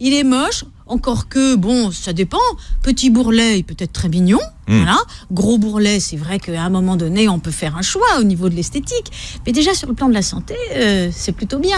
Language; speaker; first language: French; native; French